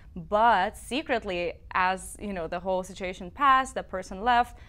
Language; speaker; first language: English; non-native, fluent; Lithuanian